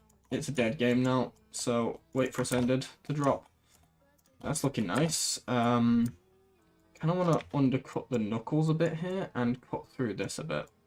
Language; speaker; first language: English; native; English